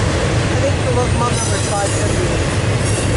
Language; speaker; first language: English; native; English